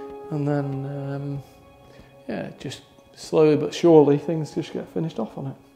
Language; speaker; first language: English; native; English